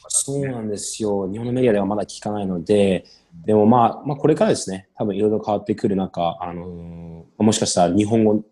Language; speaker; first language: Japanese; early bilingual, heritage; English